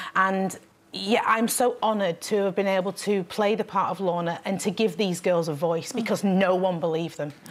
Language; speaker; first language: English; native; English